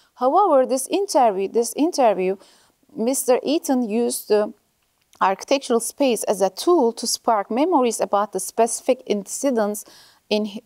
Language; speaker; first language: English; non-native, learner; Turkish